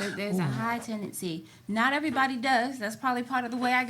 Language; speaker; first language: English; native; English